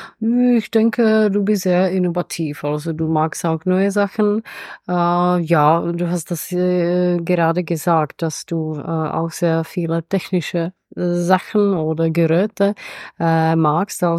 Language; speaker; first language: German; non-native, fluent; Czech